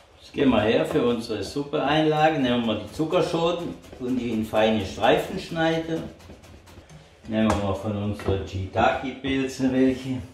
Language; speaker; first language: German; native; German